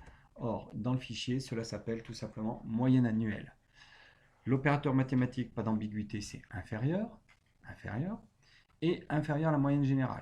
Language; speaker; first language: French; native; French